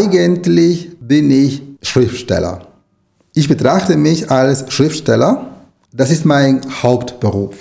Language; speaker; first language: German; non-native, fluent; Spanish